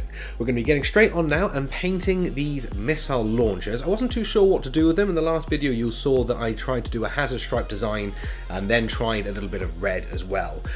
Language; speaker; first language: English; native; English